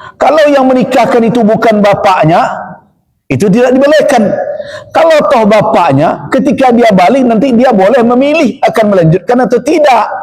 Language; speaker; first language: Malay; non-native, local second language; Minangkabau